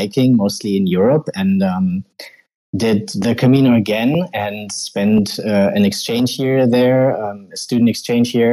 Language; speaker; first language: English; non-native, fluent; German